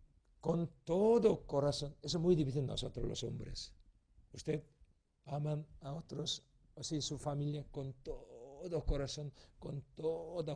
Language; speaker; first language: Spanish; non-native, learner; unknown